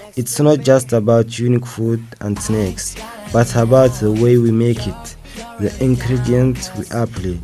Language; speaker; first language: English; non-native, fluent; Arabic